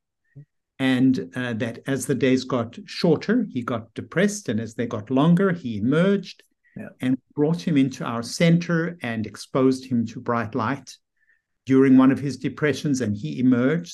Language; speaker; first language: English; native; English